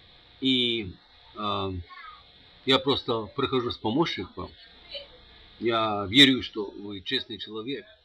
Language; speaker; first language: Russian; non-native, learner; English